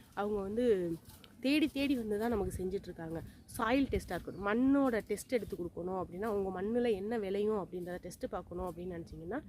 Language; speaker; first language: Tamil; native; Tamil